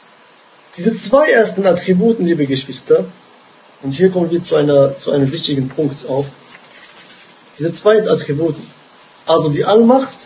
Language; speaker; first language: German; non-native, fluent; Arabic